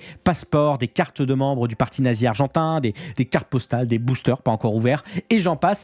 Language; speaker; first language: French; native; French